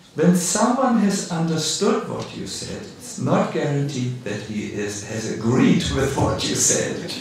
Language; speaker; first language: English; non-native, fluent; German